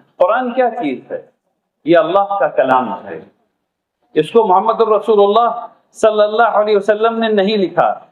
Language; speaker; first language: Urdu; native; Urdu